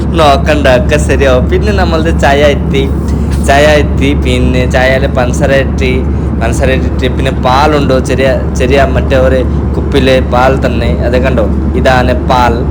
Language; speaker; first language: Malayalam; non-native, learner; Bangla